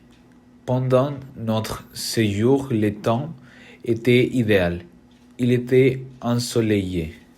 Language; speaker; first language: French; non-native, learner; Spanish